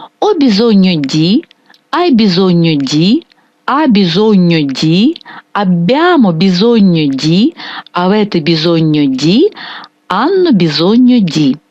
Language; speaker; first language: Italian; non-native, fluent; Ukrainian